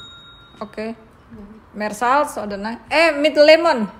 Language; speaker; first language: German; non-native, learner; Indonesian